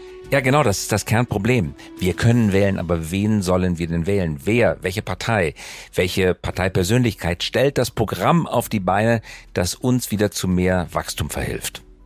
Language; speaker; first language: German; native; German